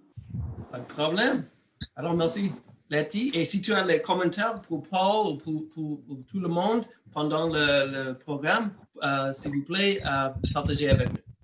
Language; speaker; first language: French; non-native, learner; English